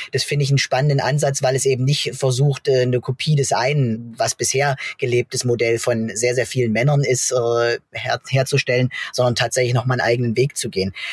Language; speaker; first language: German; native; German